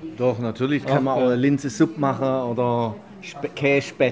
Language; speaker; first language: German; native; German